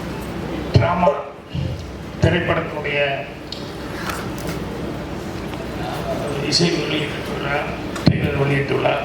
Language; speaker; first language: Tamil; native; Tamil